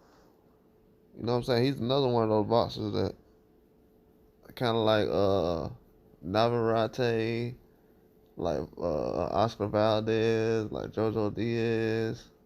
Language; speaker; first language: English; native; English